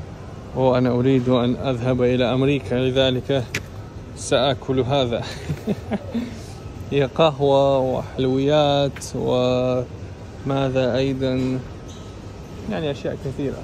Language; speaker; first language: Arabic; non-native, fluent; Russian